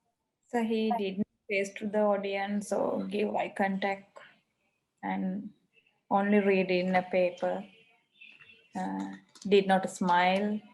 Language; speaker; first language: English; non-native, learner; Sinhala